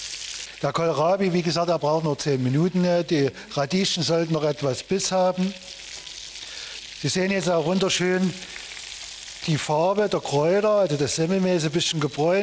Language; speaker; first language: German; native; German